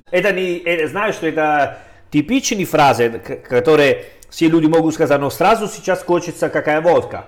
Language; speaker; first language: Russian; non-native, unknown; Italian